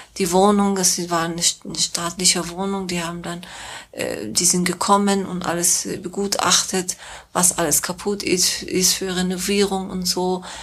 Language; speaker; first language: German; non-native, fluent; Persian